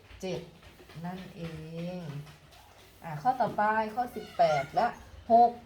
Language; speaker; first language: Thai; native; Thai